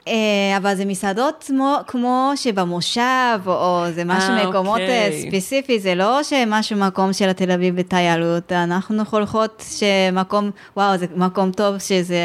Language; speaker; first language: Hebrew; non-native, learner; Japanese